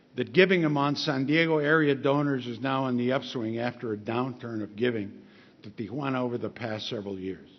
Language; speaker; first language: English; early bilingual, other home language; Spanish